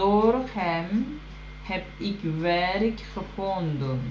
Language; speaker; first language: Dutch; non-native, learner; Turkish